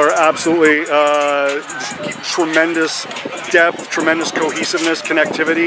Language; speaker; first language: English; native; English